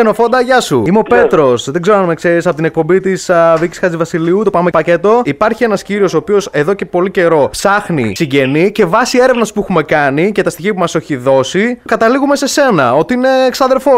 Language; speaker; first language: Greek; native; Greek